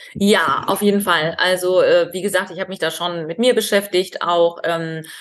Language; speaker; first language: German; native; German